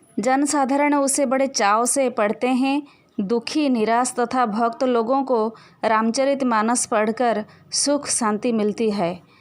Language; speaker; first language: Hindi; non-native, local second language; Odia